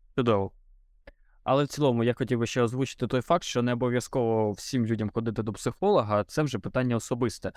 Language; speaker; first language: Ukrainian; non-native, local second language; Russian